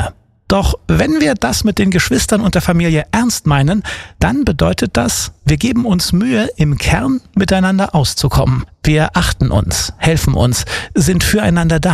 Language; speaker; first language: German; native; German